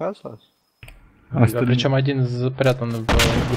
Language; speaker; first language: Russian; native; Russian